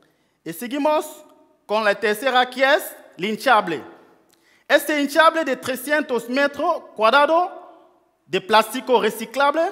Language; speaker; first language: Spanish; non-native, fluent; French